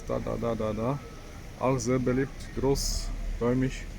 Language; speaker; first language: German; non-native, fluent; Polish